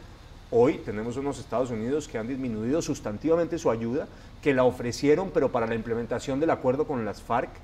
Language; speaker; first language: Spanish; native; Spanish